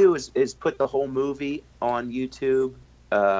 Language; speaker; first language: English; native; English